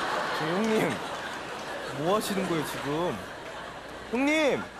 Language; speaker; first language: Korean; native; Korean